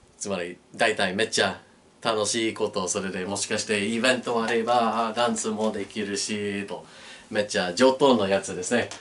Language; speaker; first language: Japanese; non-native, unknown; English